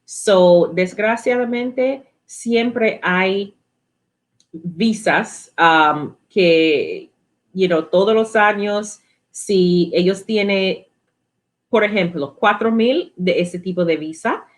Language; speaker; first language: Spanish; non-native, learner; English